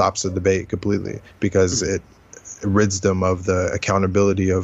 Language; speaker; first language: English; native; English